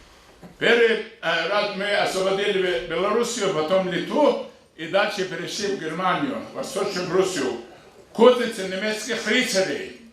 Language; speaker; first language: Russian; non-native, local second language; Avaric